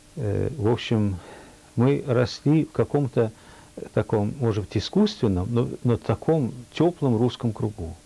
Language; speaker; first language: Russian; early bilingual, heritage; Russian